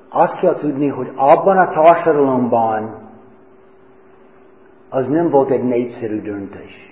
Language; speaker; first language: Hungarian; non-native, learner; English